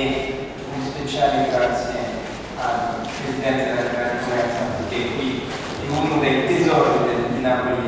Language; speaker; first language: Italian; non-native, learner; French